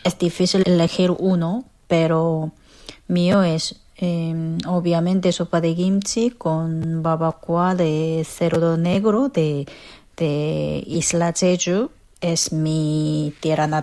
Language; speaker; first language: Spanish; non-native, fluent; Korean